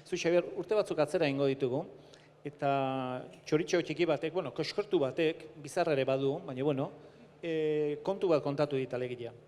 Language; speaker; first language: Basque; native; Basque